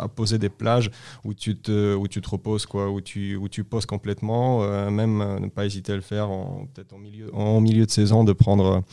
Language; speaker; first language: French; non-native, fluent; Uzbek